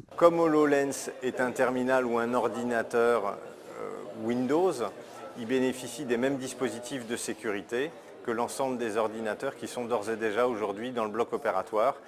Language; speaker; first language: French; native; French